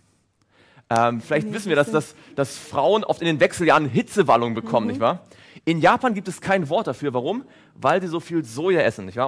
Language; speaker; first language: German; native; German